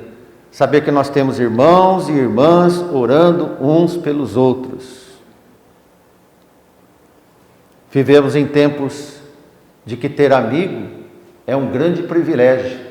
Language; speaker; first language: Portuguese; native; Portuguese